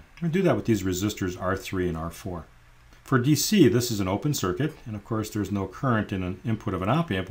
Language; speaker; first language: English; native; English